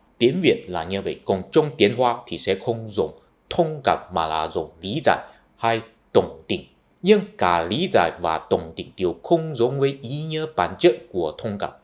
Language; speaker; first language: Vietnamese; non-native, fluent; Chinese